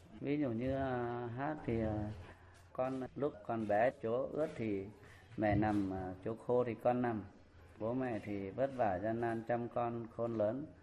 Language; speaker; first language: Vietnamese; non-native, local second language; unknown